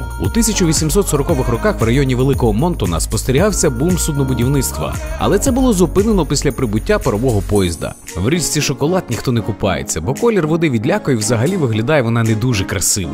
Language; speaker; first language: Ukrainian; native; Ukrainian